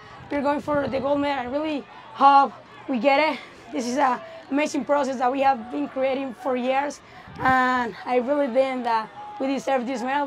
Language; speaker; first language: English; non-native, fluent; Spanish